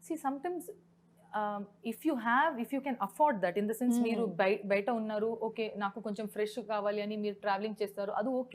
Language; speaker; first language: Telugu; non-native, local second language; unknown